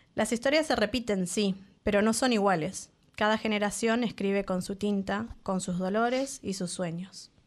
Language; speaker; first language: Spanish; native; Spanish